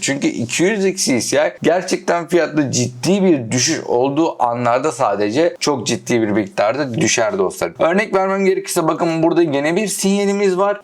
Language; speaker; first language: Turkish; native; Turkish